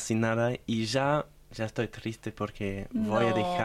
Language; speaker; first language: Spanish; non-native, fluent; German